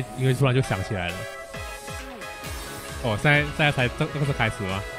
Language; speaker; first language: Chinese; native; Chinese